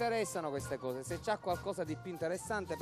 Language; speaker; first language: Italian; native; Italian